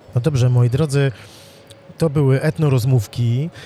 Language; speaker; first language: Polish; native; Polish